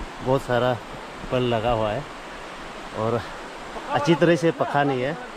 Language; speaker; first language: Hindi; non-native, local second language; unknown